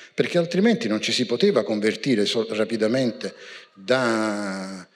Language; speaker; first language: Italian; native; Italian